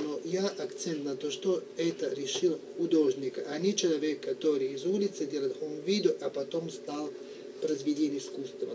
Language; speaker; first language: Russian; non-native, fluent; Italian